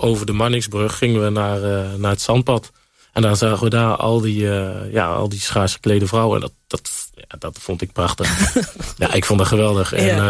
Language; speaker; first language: Dutch; native; Dutch